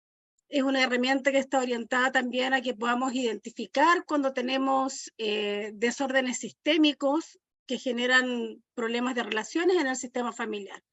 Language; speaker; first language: Spanish; native; Spanish